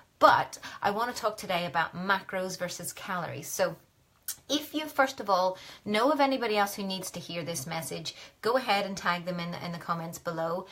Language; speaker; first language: English; native; English